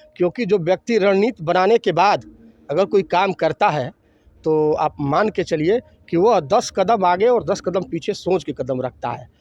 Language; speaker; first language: Hindi; native; Hindi